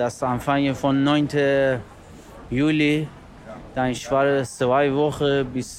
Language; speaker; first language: German; non-native, learner; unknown